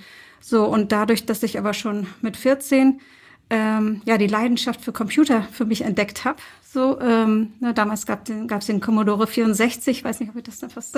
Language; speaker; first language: German; early bilingual, other home language; Turkish